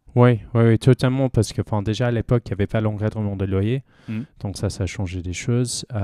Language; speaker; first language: French; non-native, fluent; English